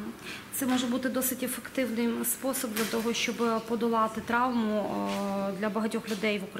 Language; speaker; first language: Ukrainian; native; Ukrainian